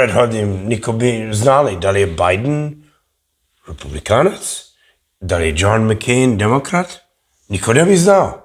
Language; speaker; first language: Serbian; early bilingual, heritage; English